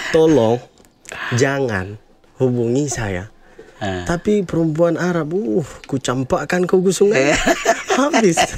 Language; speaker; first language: Indonesian; non-native, fluent; Arabic